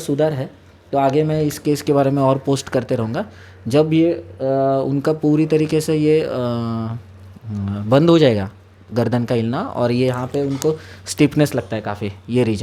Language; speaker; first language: Hindi; non-native, local second language; Marathi